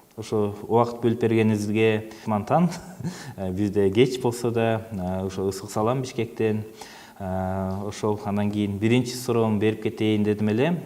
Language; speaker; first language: Kyrgyz; native; Kyrgyz